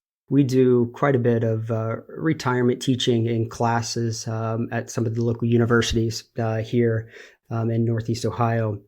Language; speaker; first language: English; native; English